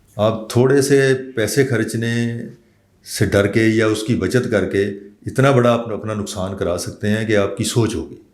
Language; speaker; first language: Urdu; native; Urdu